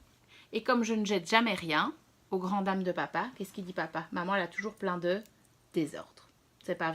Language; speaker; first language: French; native; French